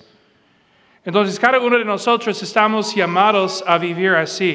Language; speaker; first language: Spanish; non-native, fluent; English